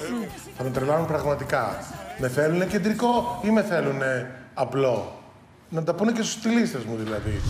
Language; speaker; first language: Greek; native; Greek